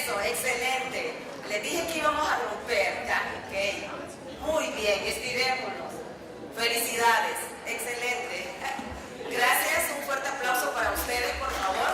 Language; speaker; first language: Spanish; native; Spanish